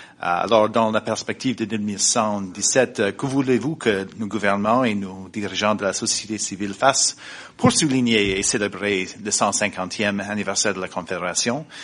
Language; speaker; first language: French; non-native, fluent; English